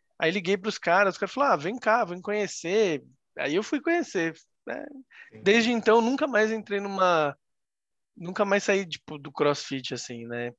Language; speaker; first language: Portuguese; native; Portuguese